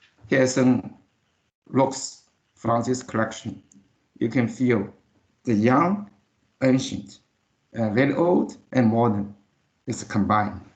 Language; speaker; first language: English; non-native, learner; Chinese